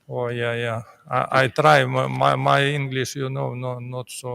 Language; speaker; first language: English; non-native, learner; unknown